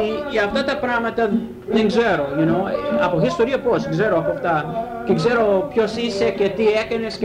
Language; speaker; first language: Greek; early bilingual, heritage; Greek